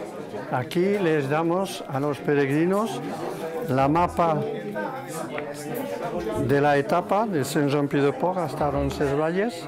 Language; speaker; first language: Spanish; non-native, fluent; French